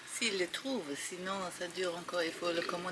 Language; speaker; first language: French; non-native, fluent; German